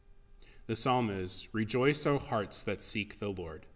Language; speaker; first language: English; native; English